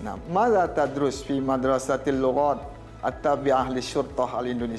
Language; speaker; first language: Arabic; non-native, fluent; Indonesian